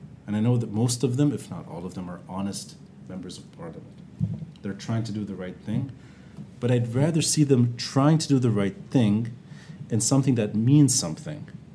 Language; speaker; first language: English; non-native, local second language; Arabic